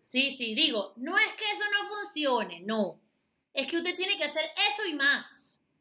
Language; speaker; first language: Spanish; native; Spanish